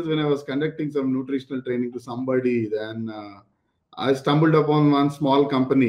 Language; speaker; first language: English; non-native, local second language; Telugu